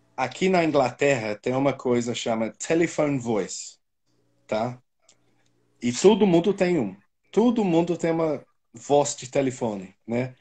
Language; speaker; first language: Portuguese; non-native, fluent; English